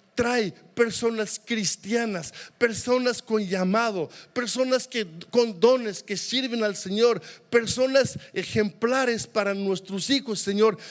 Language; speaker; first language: Spanish; native; Spanish